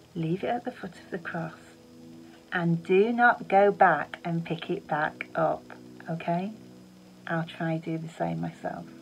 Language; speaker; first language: English; native; English